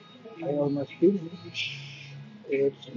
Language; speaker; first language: English; non-native, local second language; Filipino